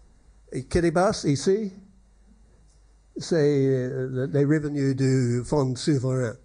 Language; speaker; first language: French; non-native, learner; English